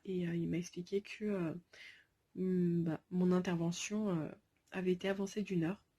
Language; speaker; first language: French; native; French